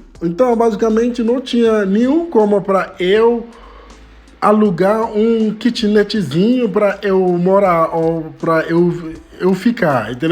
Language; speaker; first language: Portuguese; non-native, fluent; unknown